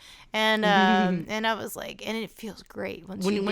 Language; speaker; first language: English; native; English